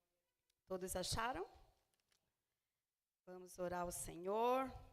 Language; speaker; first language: Portuguese; native; Portuguese